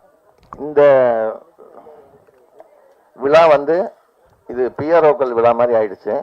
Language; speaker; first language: Tamil; native; Tamil